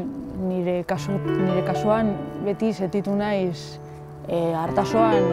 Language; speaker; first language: Basque; non-native, local second language; Spanish